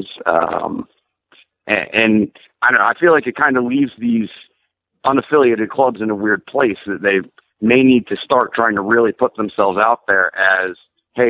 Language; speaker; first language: English; native; English